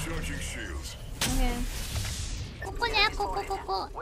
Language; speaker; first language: Japanese; non-native, fluent; Thai